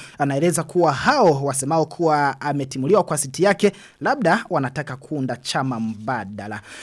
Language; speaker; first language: Swahili; non-native, local second language; Rundi